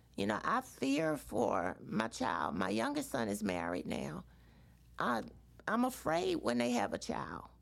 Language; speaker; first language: English; native; English